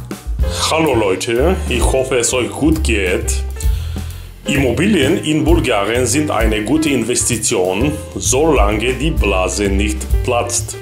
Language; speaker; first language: German; non-native, fluent; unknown